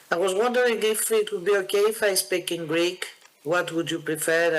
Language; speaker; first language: English; non-native, fluent; Greek